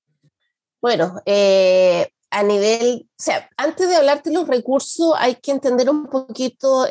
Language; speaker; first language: Spanish; native; Spanish